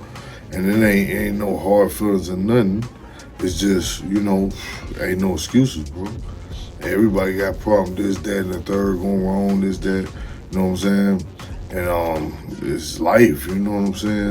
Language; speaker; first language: English; native; English